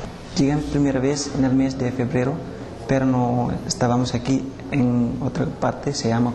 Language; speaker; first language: Spanish; non-native, learner; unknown